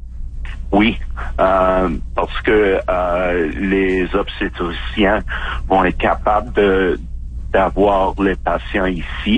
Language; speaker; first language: French; non-native, local second language; English